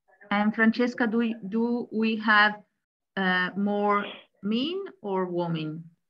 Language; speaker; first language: English; non-native, learner; Italian